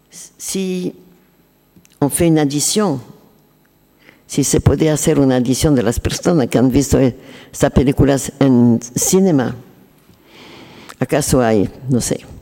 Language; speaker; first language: Spanish; non-native, learner; French